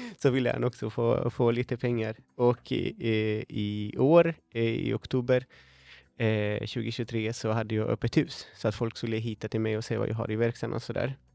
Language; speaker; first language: Swedish; non-native, fluent; Spanish